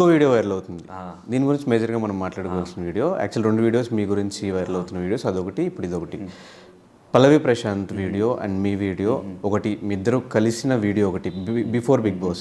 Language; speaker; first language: Telugu; native; Telugu